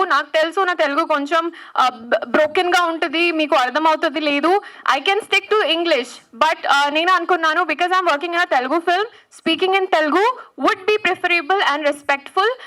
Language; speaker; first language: Telugu; non-native, learner; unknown